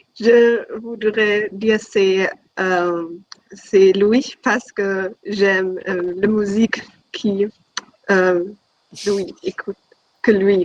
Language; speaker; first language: French; non-native, learner; German